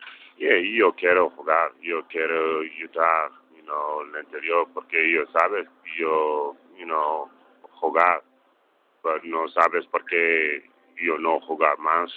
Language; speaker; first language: Spanish; non-native, learner; English